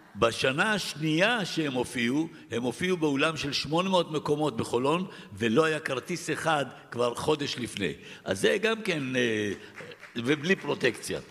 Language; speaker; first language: Hebrew; early bilingual, other home language; Arabic